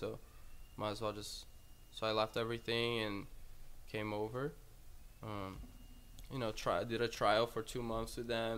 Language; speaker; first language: English; non-native, fluent; Portuguese